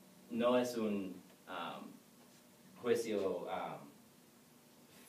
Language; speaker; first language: Spanish; non-native, learner; English